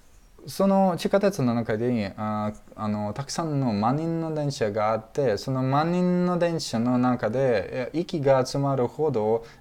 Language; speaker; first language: Japanese; non-native, fluent; Russian